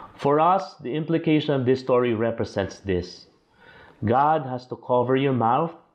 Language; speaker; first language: English; non-native, local second language; Filipino